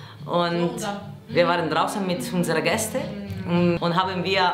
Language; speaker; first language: German; non-native, learner; Italian